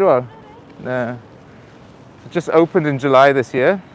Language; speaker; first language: English; native; English